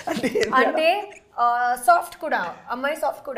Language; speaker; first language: Telugu; non-native, learner; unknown